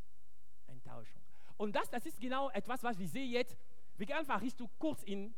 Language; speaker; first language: German; non-native, fluent; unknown